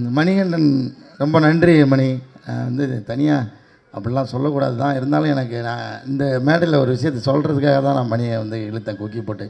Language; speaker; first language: Tamil; native; Tamil